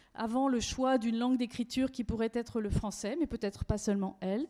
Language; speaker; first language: French; native; French